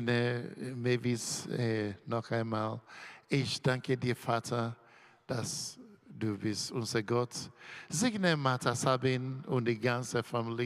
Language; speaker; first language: German; non-native, learner; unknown